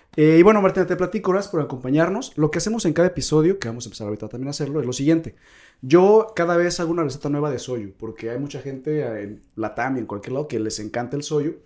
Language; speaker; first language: Spanish; native; Spanish